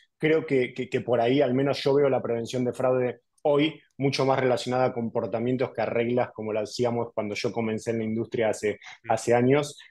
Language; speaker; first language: Spanish; native; Spanish